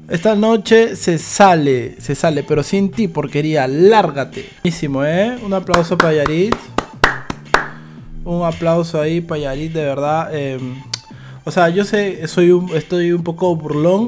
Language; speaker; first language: Spanish; native; Spanish